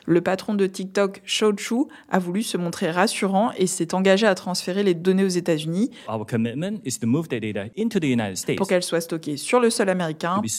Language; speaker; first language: French; native; French